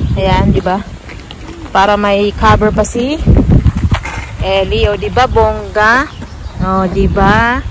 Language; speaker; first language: Filipino; native; Filipino